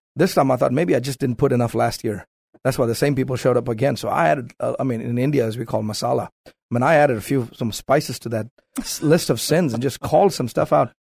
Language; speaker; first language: English; non-native, local second language; Malayalam